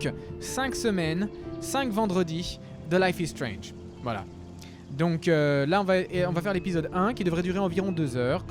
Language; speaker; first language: French; native; French